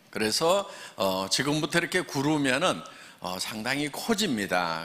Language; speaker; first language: Korean; native; Korean